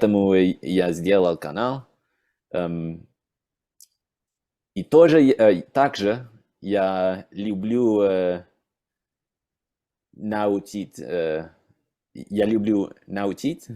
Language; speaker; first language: Russian; non-native, learner; English